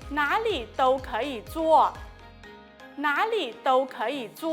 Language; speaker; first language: Chinese; non-native, fluent; Thai